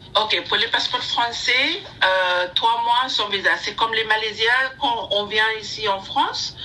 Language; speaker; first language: French; non-native, learner; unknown